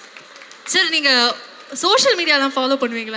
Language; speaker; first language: Tamil; native; Tamil